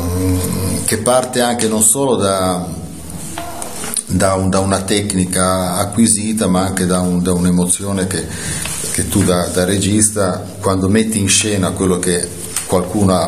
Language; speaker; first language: Italian; native; Italian